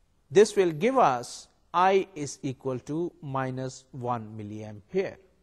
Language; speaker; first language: English; non-native, local second language; Urdu